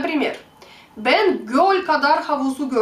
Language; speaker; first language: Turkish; non-native, fluent; Russian